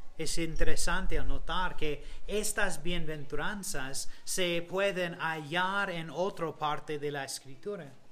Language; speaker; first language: Spanish; non-native, fluent; English